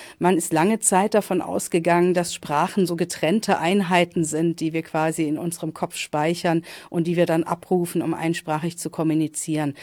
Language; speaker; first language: German; native; German